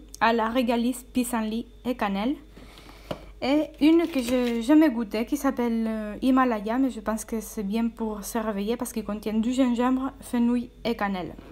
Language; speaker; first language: French; non-native, fluent; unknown